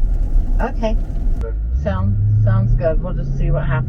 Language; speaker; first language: English; native; English